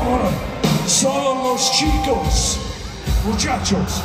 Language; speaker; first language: Spanish; non-native, learner; English